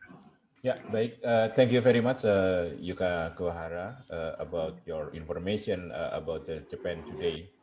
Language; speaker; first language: English; non-native, learner; Indonesian